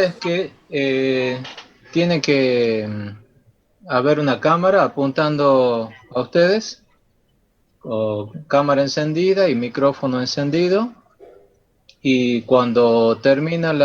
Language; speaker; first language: Spanish; native; Spanish